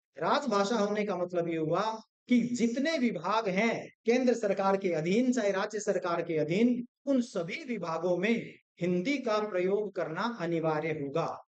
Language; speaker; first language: Hindi; non-native, local second language; Gujarati